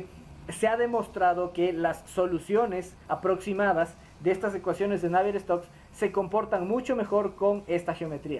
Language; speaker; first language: Spanish; native; Spanish